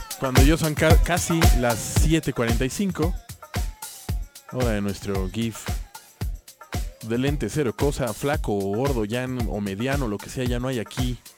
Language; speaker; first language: Spanish; native; Spanish